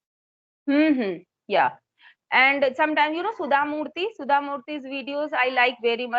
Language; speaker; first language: English; non-native, local second language; Hindi